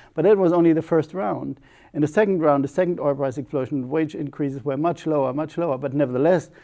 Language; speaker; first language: English; non-native, fluent; German